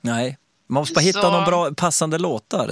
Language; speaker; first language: Swedish; native; Swedish